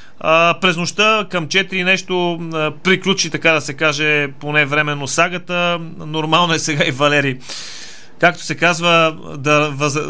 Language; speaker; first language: Bulgarian; native; Bulgarian